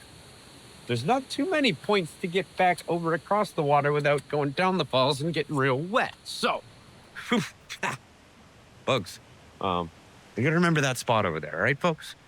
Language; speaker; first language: English; native; English